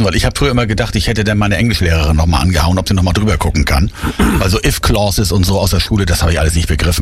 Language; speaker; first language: German; native; German